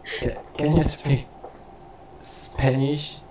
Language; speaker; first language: English; non-native, learner; Korean